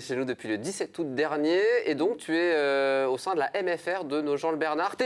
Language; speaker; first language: French; native; French